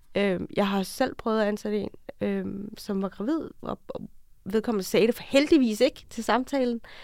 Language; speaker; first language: Danish; native; Danish